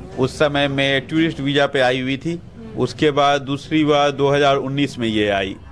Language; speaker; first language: Hindi; native; Hindi